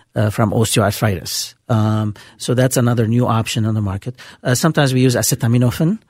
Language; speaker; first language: English; non-native, fluent; Arabic